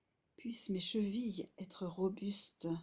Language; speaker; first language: French; native; French